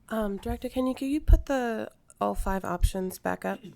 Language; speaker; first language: English; native; English